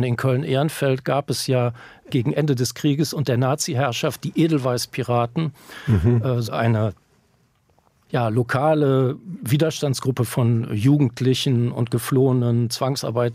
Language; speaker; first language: German; native; German